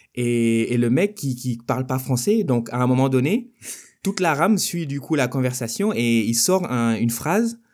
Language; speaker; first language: French; non-native, local second language; Wolof